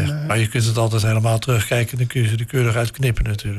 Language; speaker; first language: Dutch; native; Dutch